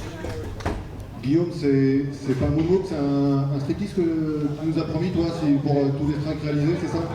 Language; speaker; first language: French; native; French